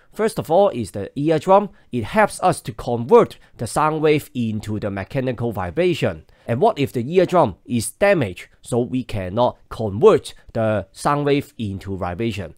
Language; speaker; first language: English; non-native, local second language; Cantonese